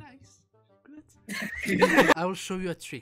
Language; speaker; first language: English; non-native, learner; Central Kurdish